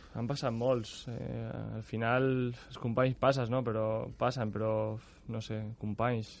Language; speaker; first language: Catalan; non-native, local second language; Spanish